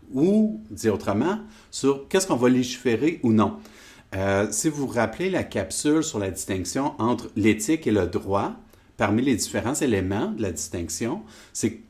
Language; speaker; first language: French; native; French